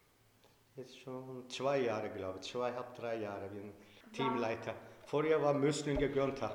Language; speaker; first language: German; non-native, learner; Turkish